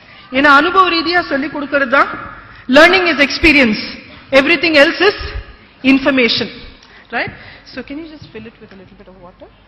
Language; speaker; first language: English; non-native, local second language; Tamil